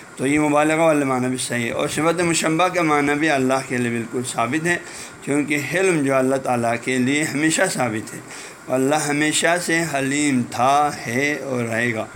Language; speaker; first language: Urdu; non-native, local second language; Balti